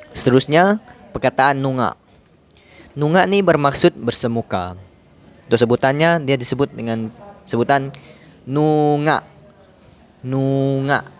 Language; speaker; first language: Malay; non-native, local second language; Iban